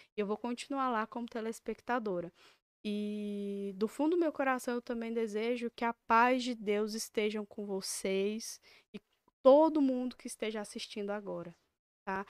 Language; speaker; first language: Portuguese; native; Portuguese